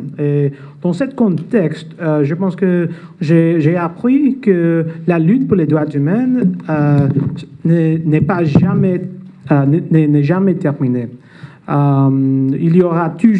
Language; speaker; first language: French; non-native, fluent; English